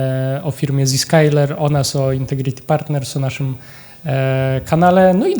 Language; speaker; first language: Polish; native; Polish